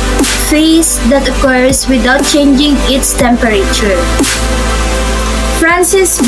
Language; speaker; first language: English; non-native, local second language; Filipino